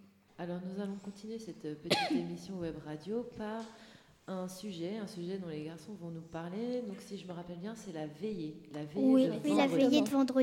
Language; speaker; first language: French; native; French